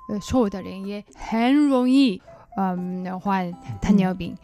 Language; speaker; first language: Chinese; non-native, learner; Japanese